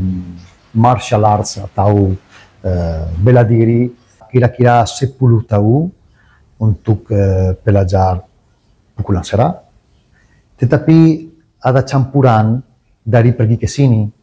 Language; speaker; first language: Indonesian; non-native, learner; Italian